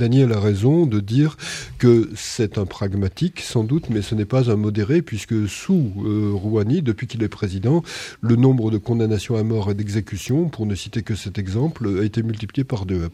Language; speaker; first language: French; native; French